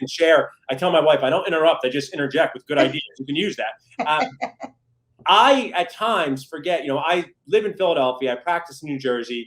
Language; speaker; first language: English; native; English